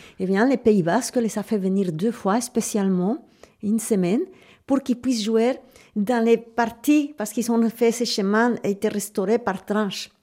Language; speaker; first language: French; non-native, fluent; Spanish